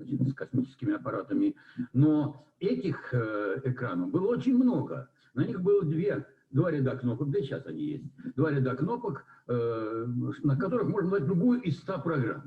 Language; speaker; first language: Russian; native; Russian